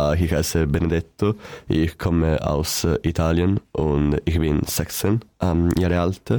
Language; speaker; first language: German; non-native, learner; Italian